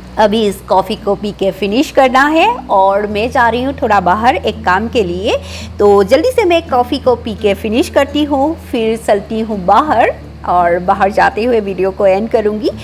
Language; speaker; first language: Hindi; non-native, local second language; Assamese